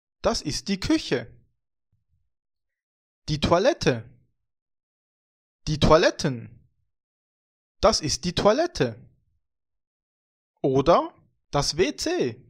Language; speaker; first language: German; non-native, fluent; Vietnamese